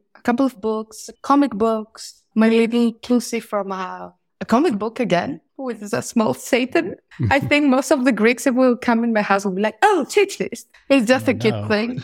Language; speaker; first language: English; non-native, fluent; Greek